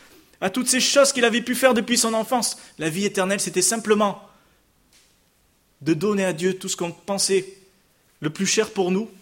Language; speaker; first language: French; native; French